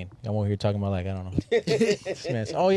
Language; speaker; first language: English; native; English